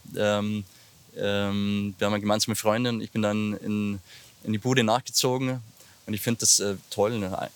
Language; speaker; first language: German; native; German